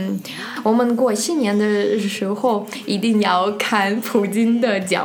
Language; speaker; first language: Chinese; non-native, fluent; Russian